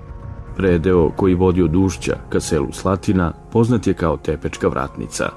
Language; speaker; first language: Bosnian; native; Bosnian